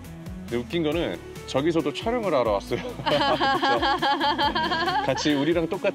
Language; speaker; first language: Korean; native; Korean